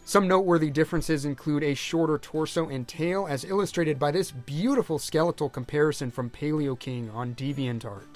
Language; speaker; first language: English; native; English